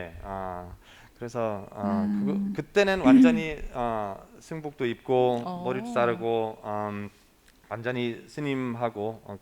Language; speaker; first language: Korean; non-native, fluent; German